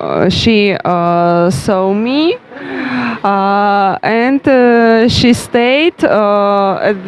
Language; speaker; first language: English; non-native, learner; Russian